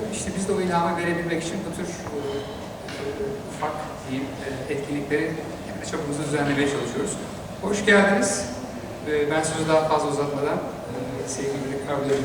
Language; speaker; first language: Turkish; native; Turkish